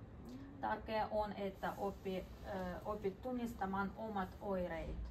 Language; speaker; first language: Finnish; non-native, fluent; Russian